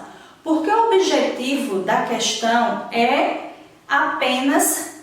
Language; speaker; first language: Portuguese; native; Portuguese